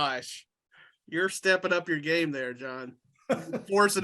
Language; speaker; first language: English; native; English